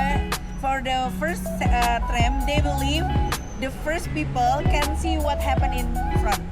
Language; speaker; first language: English; non-native, learner; Indonesian